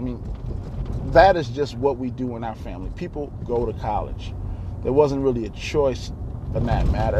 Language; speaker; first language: English; native; English